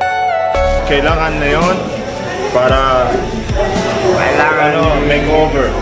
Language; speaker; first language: Filipino; non-native, learner; Arabic